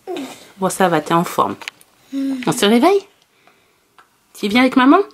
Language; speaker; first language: French; native; French